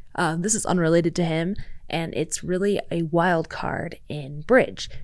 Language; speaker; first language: English; native; English